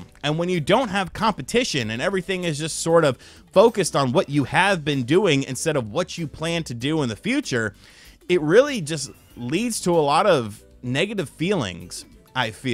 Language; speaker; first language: English; native; English